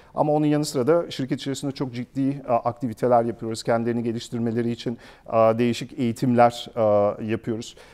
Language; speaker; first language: Turkish; early bilingual, heritage; Turkish